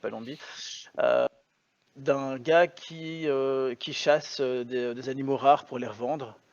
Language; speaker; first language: French; native; French